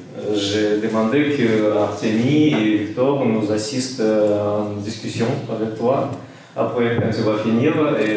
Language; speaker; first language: French; non-native, fluent; Russian